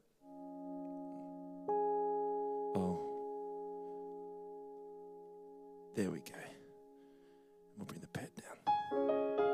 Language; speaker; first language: English; native; English